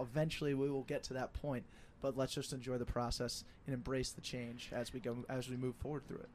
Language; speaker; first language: English; native; English